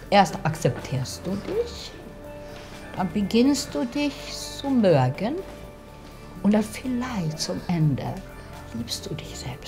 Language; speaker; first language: German; non-native, fluent; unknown